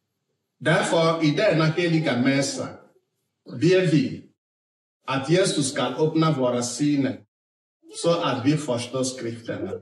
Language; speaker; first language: Swedish; non-native, fluent; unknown